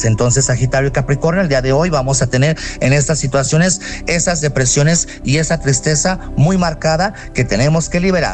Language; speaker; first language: Spanish; native; Spanish